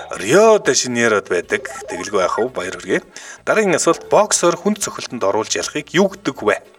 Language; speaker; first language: Mongolian; native; Mongolian